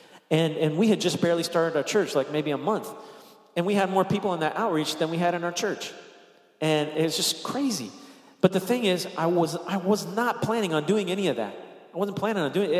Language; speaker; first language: English; native; English